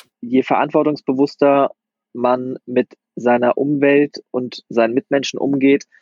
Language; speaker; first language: German; native; German